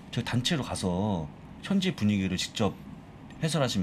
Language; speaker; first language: Korean; native; Korean